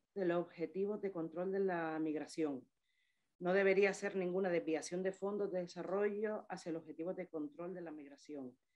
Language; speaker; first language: Spanish; native; Spanish